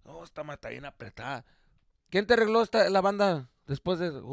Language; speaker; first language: Spanish; early bilingual, other home language; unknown